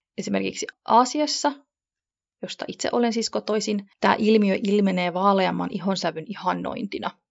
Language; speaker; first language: Finnish; early bilingual, other home language; Kurdish